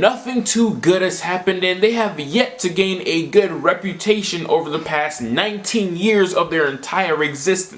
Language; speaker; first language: English; native; English